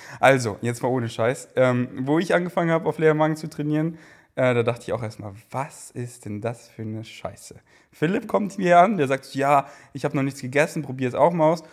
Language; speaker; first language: German; native; German